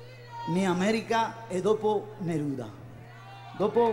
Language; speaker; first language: Italian; non-native, learner; Spanish